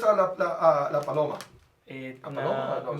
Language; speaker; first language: Spanish; non-native, learner; English